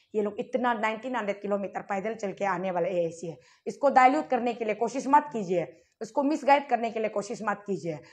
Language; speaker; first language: Hindi; non-native, local second language; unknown